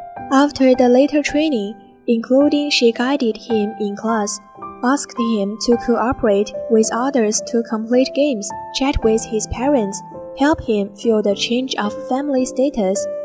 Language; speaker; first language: English; non-native, learner; Chinese